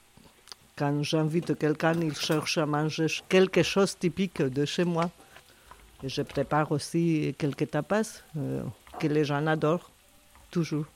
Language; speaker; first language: French; non-native, fluent; Spanish